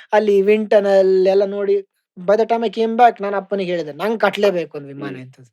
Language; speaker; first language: Kannada; native; Kannada